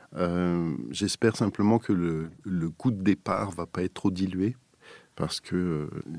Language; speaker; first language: French; native; French